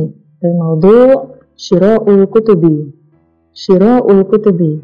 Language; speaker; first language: Arabic; non-native, fluent; Indonesian